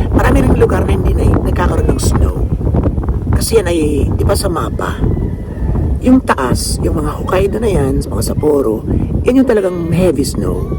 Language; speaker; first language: Filipino; native; Filipino